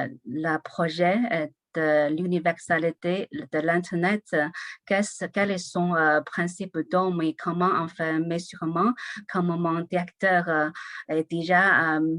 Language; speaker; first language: French; non-native, learner; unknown